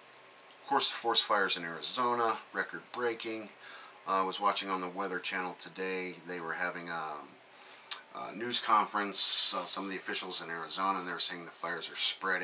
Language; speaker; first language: English; native; English